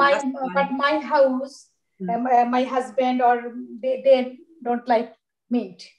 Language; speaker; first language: English; non-native, learner; Bangla